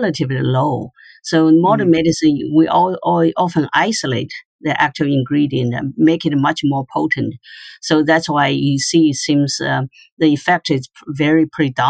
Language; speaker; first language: English; non-native, fluent; Chinese